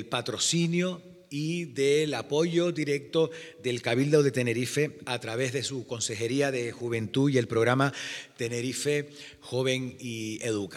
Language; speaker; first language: Spanish; native; Spanish